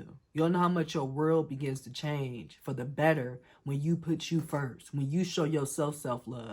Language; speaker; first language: English; native; English